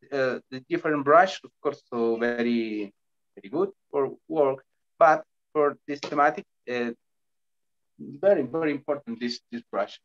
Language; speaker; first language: English; non-native, learner; Spanish